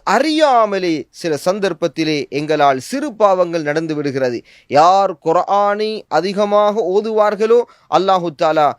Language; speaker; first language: Tamil; native; Tamil